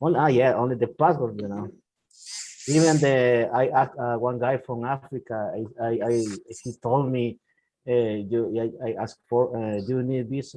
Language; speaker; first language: English; non-native, learner; Spanish